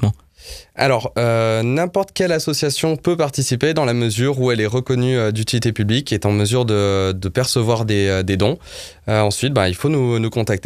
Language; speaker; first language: French; native; French